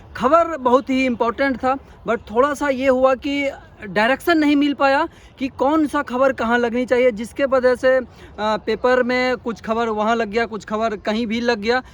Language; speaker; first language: Hindi; native; Hindi